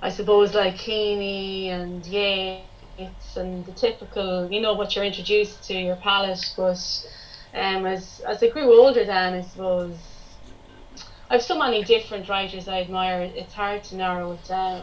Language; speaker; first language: English; native; English